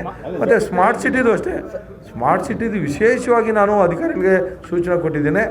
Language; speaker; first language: Kannada; native; Kannada